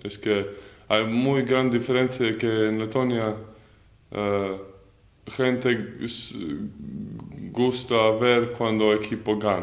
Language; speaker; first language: Spanish; non-native, learner; Latvian